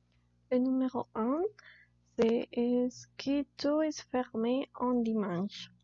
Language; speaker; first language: French; non-native, learner; Spanish